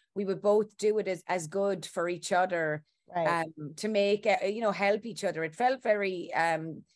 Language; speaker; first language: English; native; English